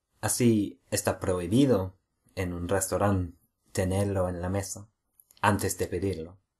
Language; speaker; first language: Spanish; non-native, fluent; English